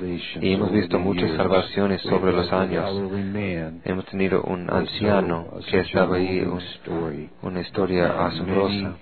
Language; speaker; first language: Spanish; non-native, learner; English